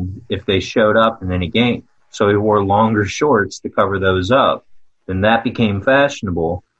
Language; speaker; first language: English; native; English